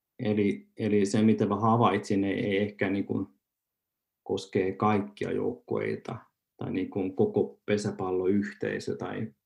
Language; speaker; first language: Finnish; non-native, local second language; Swedish